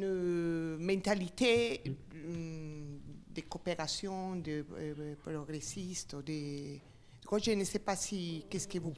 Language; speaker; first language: French; non-native, learner; Spanish